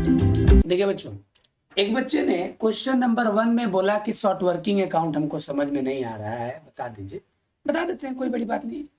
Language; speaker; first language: Hindi; native; Hindi